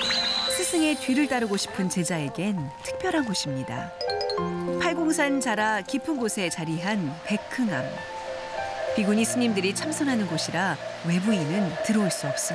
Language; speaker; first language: Korean; native; Korean